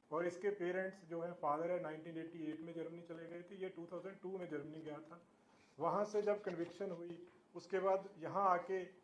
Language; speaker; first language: Hindi; non-native, local second language; Punjabi